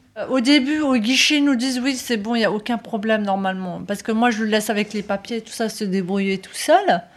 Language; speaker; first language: French; early bilingual, other home language; Turkish